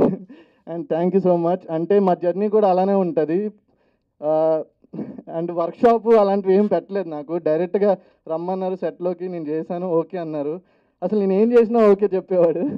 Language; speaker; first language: Telugu; native; Telugu